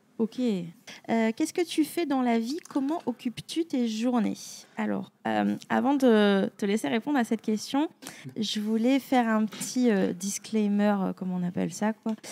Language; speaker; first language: French; native; French